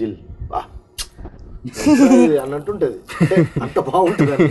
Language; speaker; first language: Telugu; native; Telugu